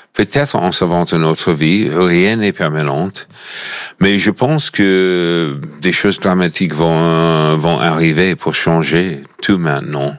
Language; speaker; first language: French; non-native, fluent; English